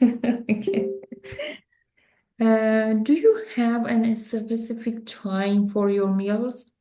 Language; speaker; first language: English; non-native, learner; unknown